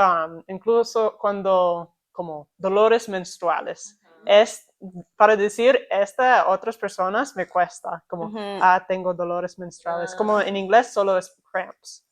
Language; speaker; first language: Spanish; non-native, learner; English